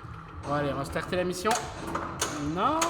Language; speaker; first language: French; native; French